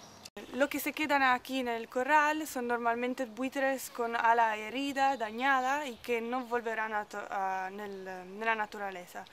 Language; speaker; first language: Spanish; non-native, fluent; Italian